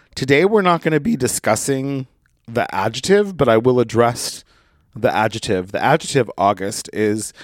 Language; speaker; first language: English; native; English